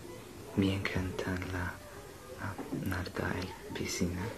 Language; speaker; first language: Spanish; non-native, learner; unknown